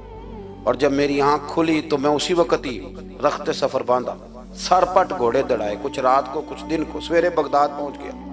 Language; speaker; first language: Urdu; non-native, local second language; Punjabi